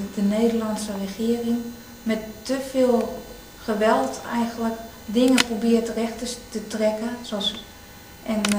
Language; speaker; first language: Dutch; native; Dutch